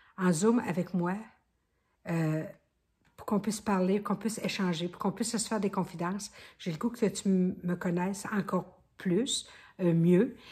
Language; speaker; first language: French; native; French